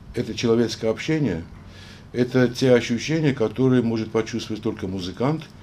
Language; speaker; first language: Russian; non-native, local second language; Armenian